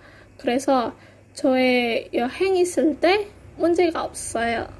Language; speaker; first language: Korean; non-native, learner; Indonesian